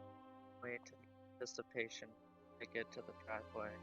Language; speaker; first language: English; native; English